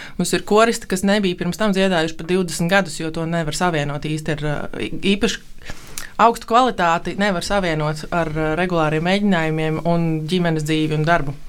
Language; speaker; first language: Latvian; native; Latvian